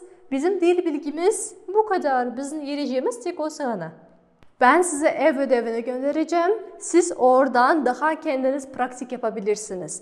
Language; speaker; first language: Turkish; non-native, fluent; Kazakh